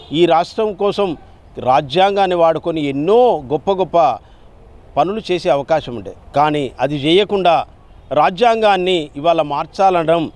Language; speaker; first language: Telugu; native; Telugu